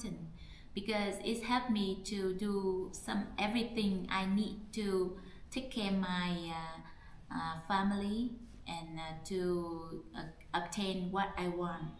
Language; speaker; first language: English; non-native, learner; Vietnamese